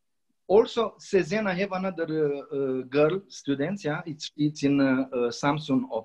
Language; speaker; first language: English; non-native, learner; Romanian